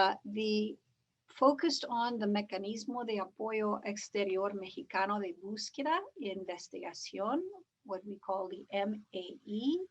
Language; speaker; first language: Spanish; non-native, fluent; English